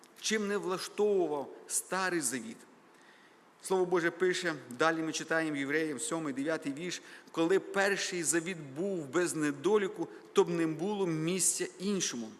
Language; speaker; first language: Ukrainian; native; Ukrainian